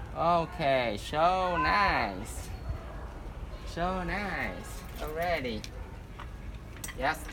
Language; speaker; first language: English; non-native, learner; Vietnamese